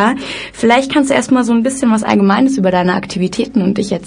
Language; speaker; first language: German; native; German